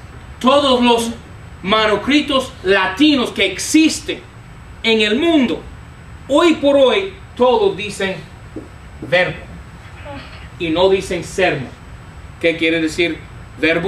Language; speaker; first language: Spanish; non-native, fluent; English